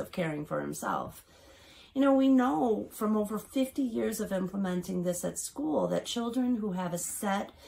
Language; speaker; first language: English; native; English